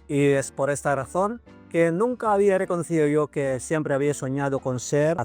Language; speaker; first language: Spanish; non-native, fluent; Filipino